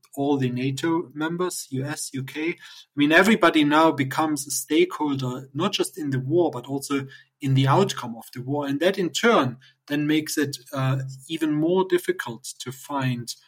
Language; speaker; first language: English; non-native, fluent; German